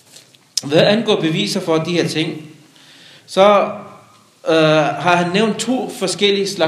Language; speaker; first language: Danish; non-native, local second language; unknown